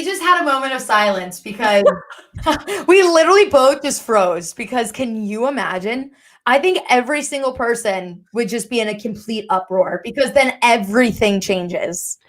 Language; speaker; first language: English; native; English